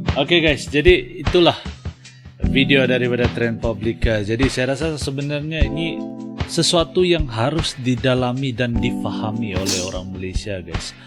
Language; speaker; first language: Malay; native; Malay